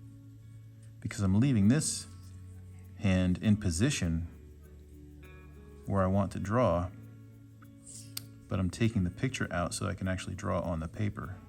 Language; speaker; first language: English; native; English